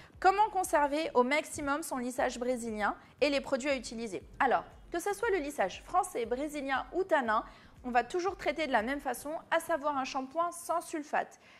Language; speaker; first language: French; early bilingual, other home language; Arabic